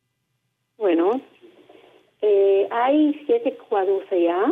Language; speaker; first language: Spanish; non-native, learner; Hebrew